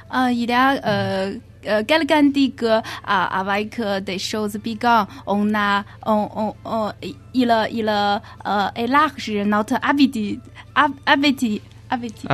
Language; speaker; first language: French; non-native, learner; Chinese